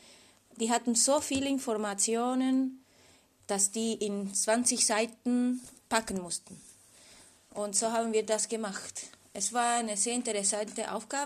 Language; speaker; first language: German; non-native, fluent; Spanish